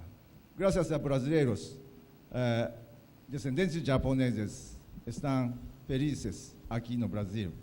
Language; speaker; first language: Portuguese; non-native, fluent; Japanese